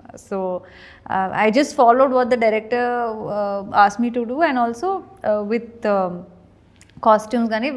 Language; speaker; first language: English; non-native, local second language; Kannada